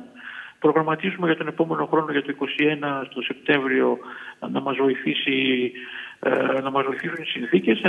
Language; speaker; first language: Greek; native; Greek